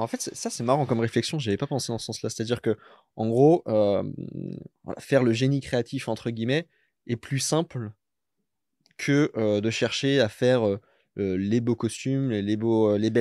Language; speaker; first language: French; native; French